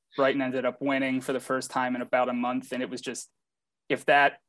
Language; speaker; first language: English; native; English